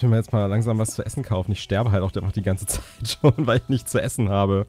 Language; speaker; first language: German; native; German